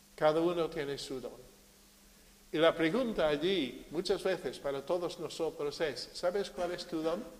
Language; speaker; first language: Spanish; non-native, fluent; English